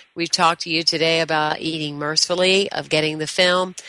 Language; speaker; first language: English; native; English